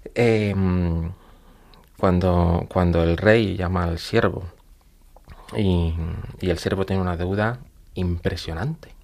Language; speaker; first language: Spanish; native; Spanish